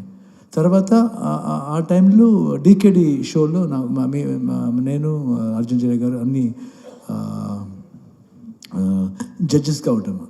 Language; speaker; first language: Telugu; non-native, learner; Kannada